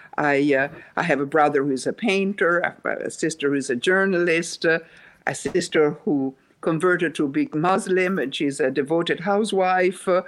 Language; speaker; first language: English; non-native, fluent; Italian